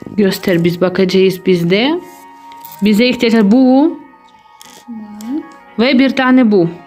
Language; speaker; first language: Turkish; non-native, learner; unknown